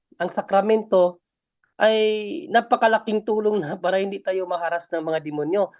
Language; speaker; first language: Filipino; non-native, local second language; Cebuano